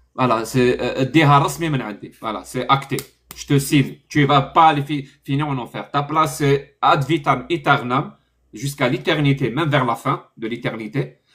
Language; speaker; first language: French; non-native, local second language; Arabic